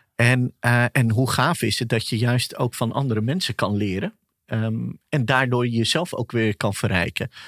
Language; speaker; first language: Dutch; early bilingual, other home language; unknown